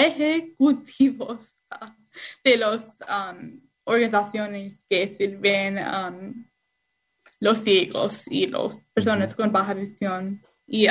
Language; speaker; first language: Spanish; non-native, learner; English